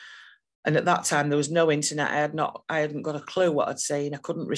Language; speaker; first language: English; native; English